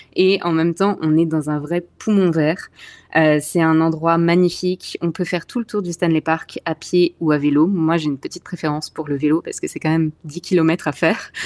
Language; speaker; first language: French; native; French